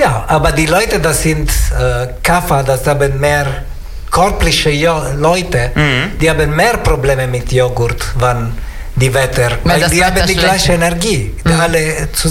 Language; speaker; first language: German; non-native, learner; Italian